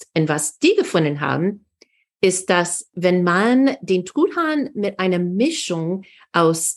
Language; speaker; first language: German; non-native, fluent; English